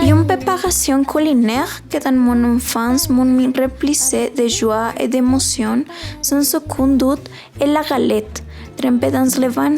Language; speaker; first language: French; non-native, learner; Spanish